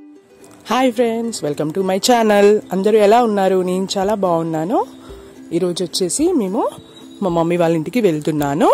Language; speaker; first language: Telugu; native; Telugu